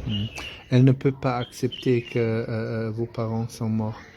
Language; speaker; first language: French; non-native, fluent; German